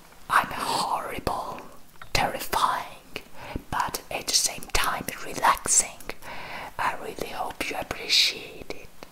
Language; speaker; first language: English; non-native, learner; Italian